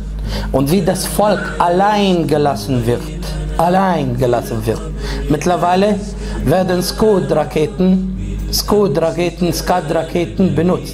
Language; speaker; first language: German; non-native, fluent; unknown